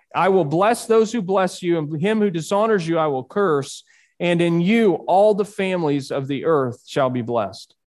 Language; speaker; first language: English; early bilingual, other home language; Spanish